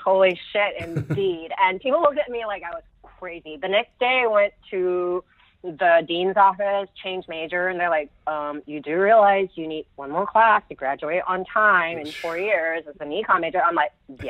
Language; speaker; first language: English; non-native, local second language; Cantonese